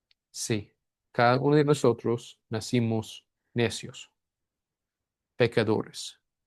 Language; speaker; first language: Spanish; non-native, fluent; English